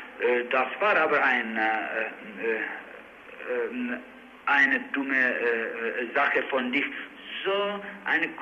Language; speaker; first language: German; non-native, learner; Czech